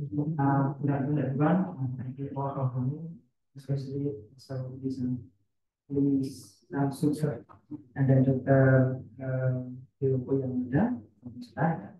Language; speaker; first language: English; non-native, fluent; Indonesian